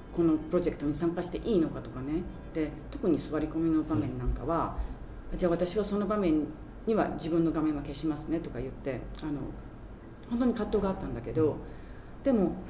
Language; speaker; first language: Japanese; native; Japanese